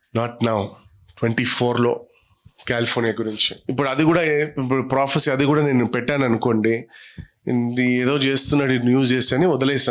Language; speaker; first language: Telugu; non-native, local second language; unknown